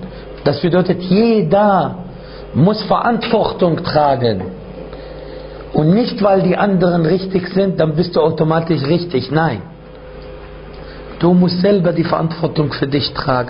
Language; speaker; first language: German; non-native, fluent; Arabic